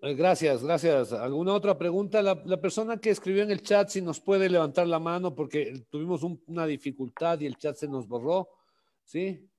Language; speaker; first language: Spanish; native; Spanish